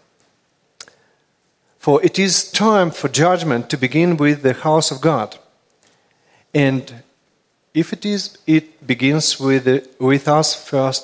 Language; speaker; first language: English; non-native, fluent; Russian